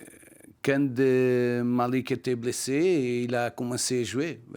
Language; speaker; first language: French; non-native, learner; Portuguese